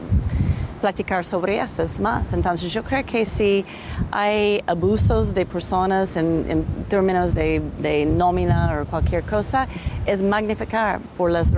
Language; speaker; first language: Spanish; non-native, learner; English